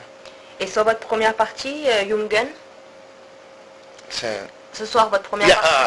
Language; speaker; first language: French; native; French